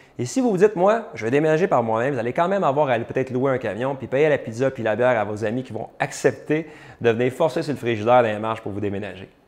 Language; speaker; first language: French; native; French